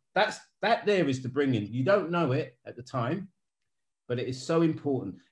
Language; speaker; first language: English; native; English